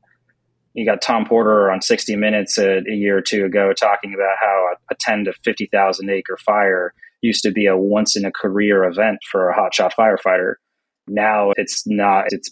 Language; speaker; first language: English; native; English